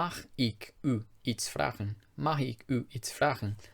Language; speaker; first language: Dutch; non-native, fluent; Portuguese